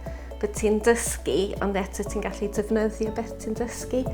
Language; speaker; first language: Welsh; non-native, fluent; English